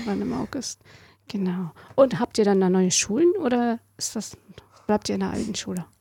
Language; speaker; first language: German; native; German